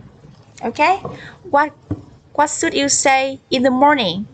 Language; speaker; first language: English; non-native, learner; Vietnamese